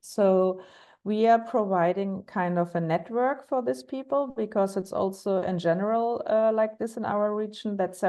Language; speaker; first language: English; non-native, fluent; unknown